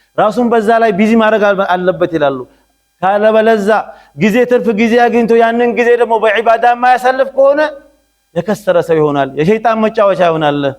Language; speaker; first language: Amharic; non-native, local second language; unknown